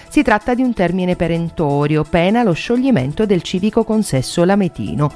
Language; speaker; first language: Italian; native; Italian